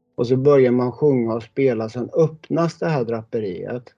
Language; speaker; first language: Swedish; native; Swedish